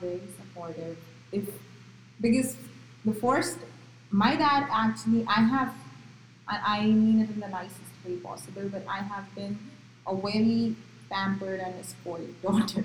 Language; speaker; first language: English; non-native, local second language; Marathi